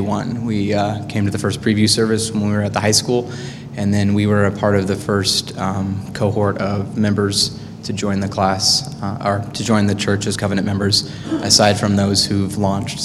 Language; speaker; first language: English; native; English